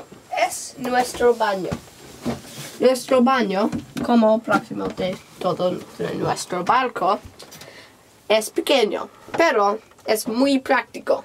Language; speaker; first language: Spanish; non-native, learner; English